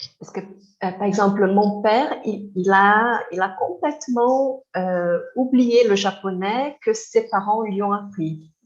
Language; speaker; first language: French; non-native, fluent; Portuguese